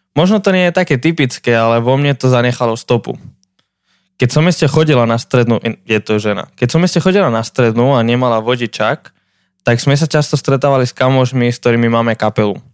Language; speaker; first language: Slovak; native; Slovak